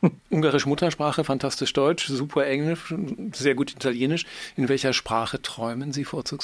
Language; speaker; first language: German; native; German